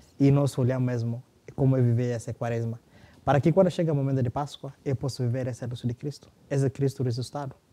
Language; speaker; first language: Portuguese; non-native, fluent; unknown